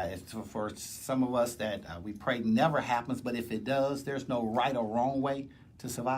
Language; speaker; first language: English; native; English